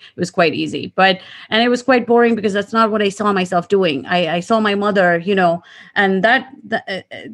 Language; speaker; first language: English; non-native, local second language; Gujarati